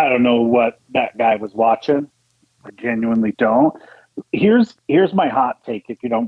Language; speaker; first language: English; native; English